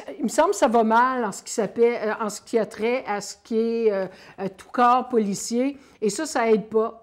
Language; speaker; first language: French; native; French